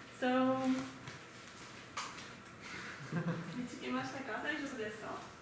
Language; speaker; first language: Japanese; non-native, learner; French